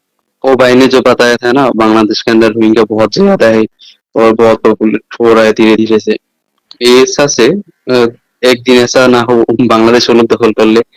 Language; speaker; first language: Hindi; non-native, fluent; Bangla